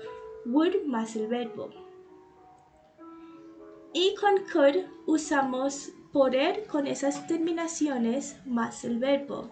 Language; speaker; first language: Spanish; non-native, fluent; English